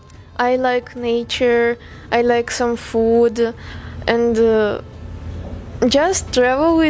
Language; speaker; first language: English; non-native, learner; Russian